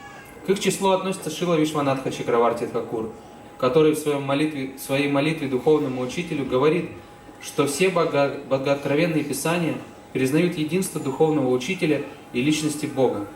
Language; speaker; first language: Russian; native; Russian